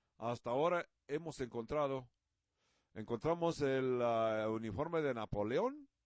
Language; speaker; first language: Spanish; non-native, learner; Dutch